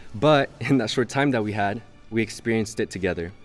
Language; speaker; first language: English; early bilingual, other home language; Spanish